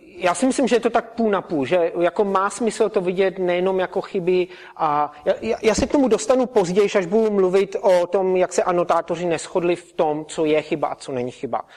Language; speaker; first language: Czech; native; Czech